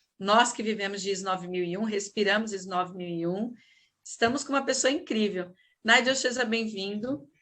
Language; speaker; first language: Portuguese; native; Portuguese